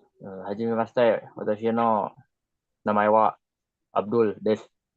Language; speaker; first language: Japanese; non-native, learner; Indonesian